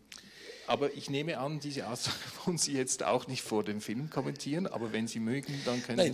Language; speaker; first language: German; native; German